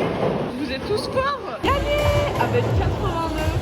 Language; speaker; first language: French; native; French